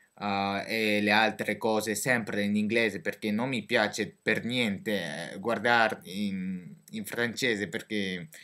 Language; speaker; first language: Italian; non-native, learner; French